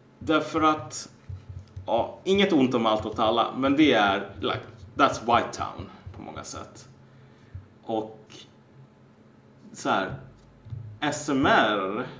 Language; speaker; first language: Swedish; native; Swedish